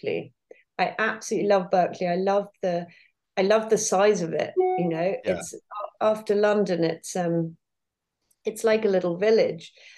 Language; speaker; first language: English; native; English